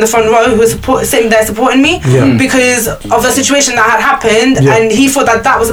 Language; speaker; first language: English; native; English